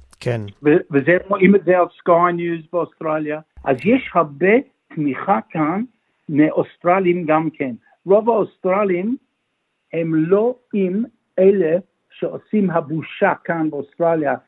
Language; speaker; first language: Hebrew; non-native, fluent; English